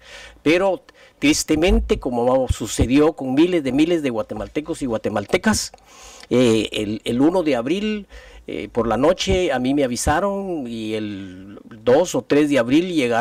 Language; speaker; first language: Spanish; native; Spanish